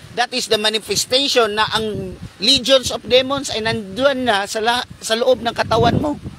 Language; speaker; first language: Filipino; non-native, local second language; Cebuano